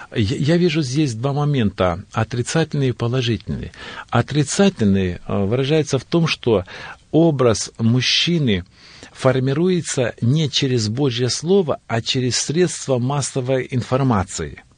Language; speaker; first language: Russian; native; Russian